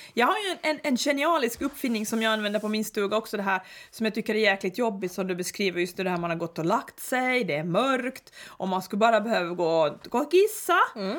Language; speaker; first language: Swedish; native; Swedish